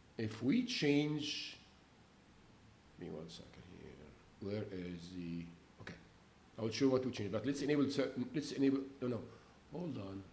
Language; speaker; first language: English; non-native, fluent; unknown